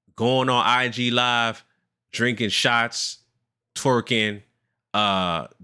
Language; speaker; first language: English; native; English